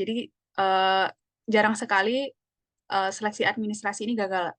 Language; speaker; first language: Indonesian; native; Indonesian